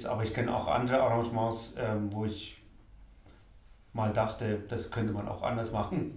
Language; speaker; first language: German; native; German